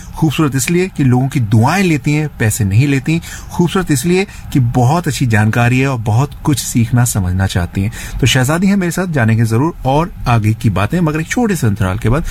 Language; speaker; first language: Hindi; native; Hindi